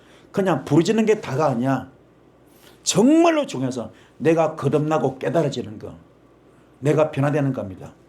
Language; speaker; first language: Korean; native; Korean